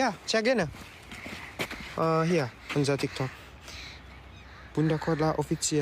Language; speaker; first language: German; non-native, learner; Indonesian